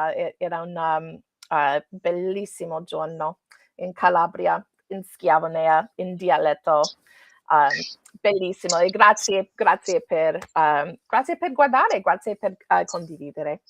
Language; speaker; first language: Italian; non-native, learner; English